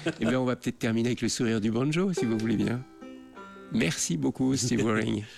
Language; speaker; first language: French; native; French